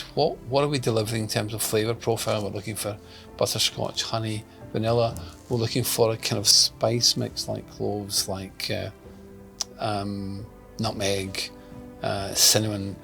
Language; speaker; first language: English; native; English